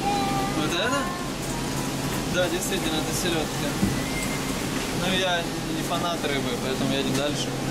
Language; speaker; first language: Russian; native; Russian